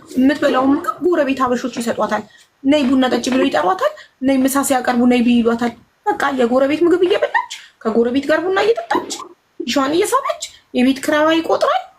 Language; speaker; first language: Amharic; native; Amharic